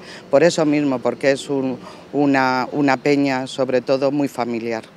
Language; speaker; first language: Spanish; native; Spanish